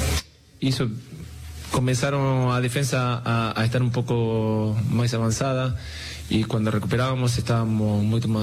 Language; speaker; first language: Portuguese; non-native, learner; Spanish